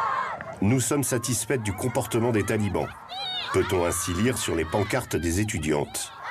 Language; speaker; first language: French; native; French